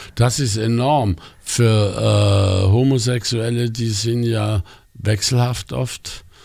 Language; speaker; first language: German; native; German